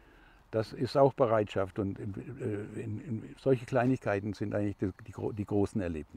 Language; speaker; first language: German; non-native, fluent; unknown